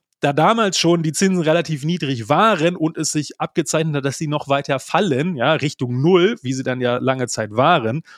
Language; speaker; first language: German; native; German